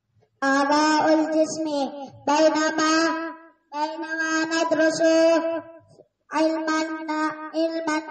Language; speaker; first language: Arabic; non-native, learner; Indonesian